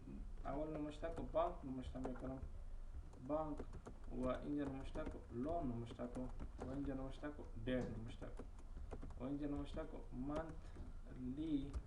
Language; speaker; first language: Persian; non-native, local second language; Pashto